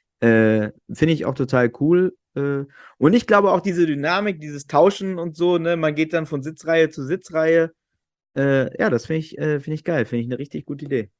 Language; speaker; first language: German; native; German